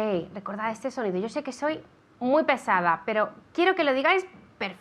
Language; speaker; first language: Spanish; non-native, fluent; English